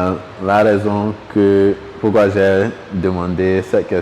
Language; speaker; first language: French; non-native, local second language; Ewe